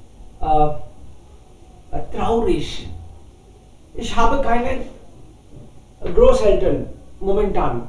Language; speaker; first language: German; non-native, learner; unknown